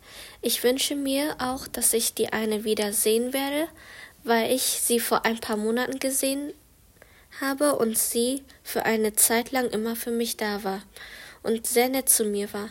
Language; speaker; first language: German; early bilingual, other home language; Vietnamese